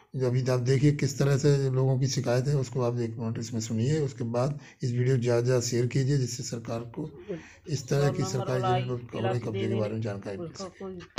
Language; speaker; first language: Hindi; native; Hindi